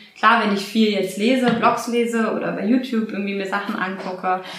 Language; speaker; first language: German; native; German